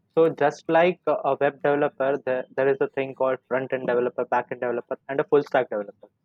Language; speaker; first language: English; non-native, local second language; Hindi